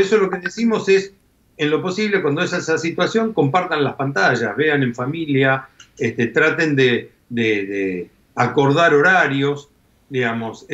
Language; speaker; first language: Spanish; native; Spanish